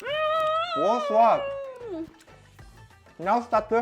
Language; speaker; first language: English; non-native, learner; Korean